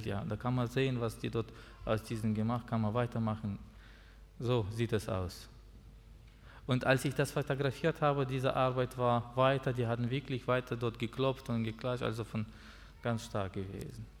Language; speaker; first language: German; non-native, learner; Russian